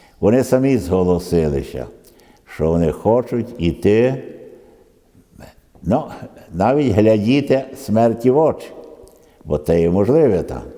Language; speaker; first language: Ukrainian; early bilingual, other home language; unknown